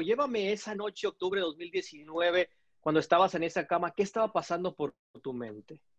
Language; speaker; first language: Spanish; native; Spanish